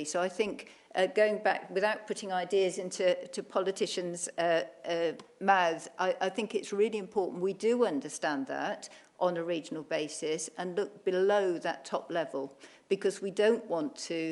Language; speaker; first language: English; native; English